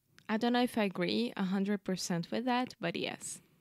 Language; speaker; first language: English; non-native, fluent; Portuguese